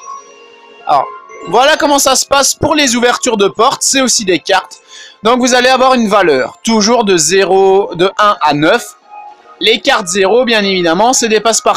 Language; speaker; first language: French; native; French